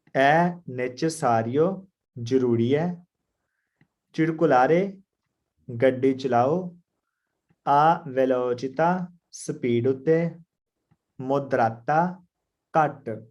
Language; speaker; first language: Italian; non-native, learner; Punjabi